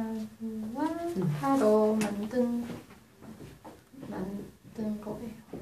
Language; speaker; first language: Korean; non-native, learner; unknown